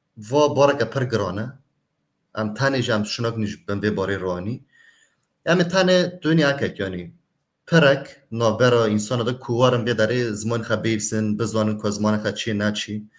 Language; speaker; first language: Kurdish; native; Kurdish